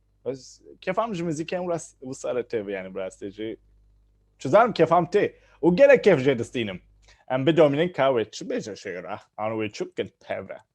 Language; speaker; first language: Kurdish; native; Kurdish